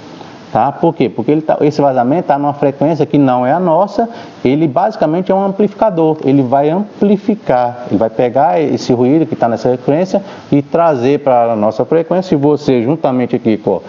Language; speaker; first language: Portuguese; native; Portuguese